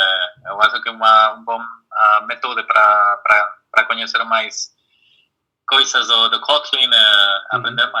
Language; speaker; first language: Portuguese; non-native, fluent; Spanish